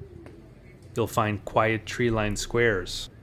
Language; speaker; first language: English; native; English